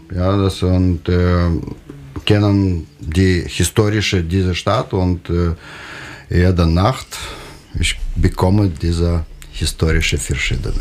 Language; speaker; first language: German; non-native, learner; Russian